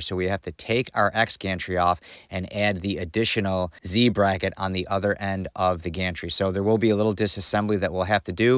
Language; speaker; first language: English; native; English